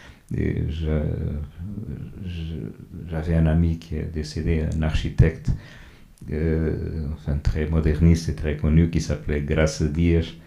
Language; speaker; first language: French; non-native, fluent; Portuguese